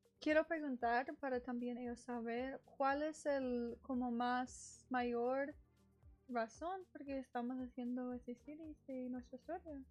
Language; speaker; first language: Spanish; non-native, learner; English